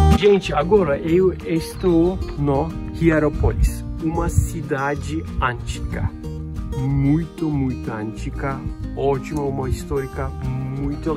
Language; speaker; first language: Portuguese; non-native, learner; Turkish